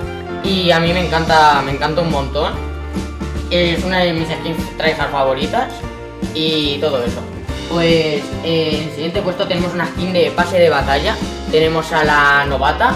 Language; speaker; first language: Spanish; native; Spanish